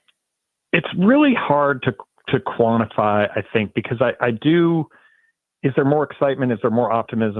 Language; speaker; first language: English; native; English